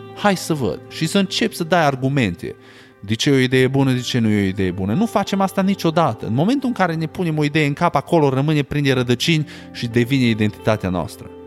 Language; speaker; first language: Romanian; native; Romanian